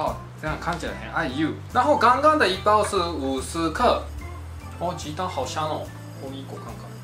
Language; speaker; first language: Chinese; non-native, fluent; Japanese